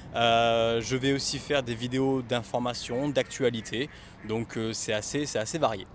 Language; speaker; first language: French; native; French